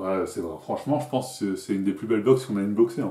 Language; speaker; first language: French; native; French